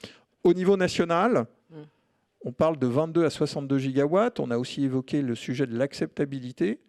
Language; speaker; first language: French; native; French